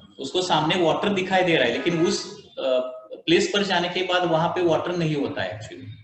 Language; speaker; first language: Hindi; non-native, local second language; Marathi